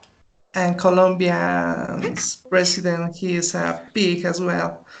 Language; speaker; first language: English; non-native, learner; Spanish